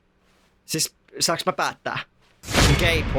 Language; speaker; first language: Finnish; native; Finnish